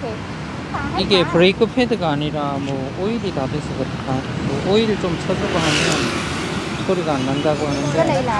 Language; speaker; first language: Korean; native; Korean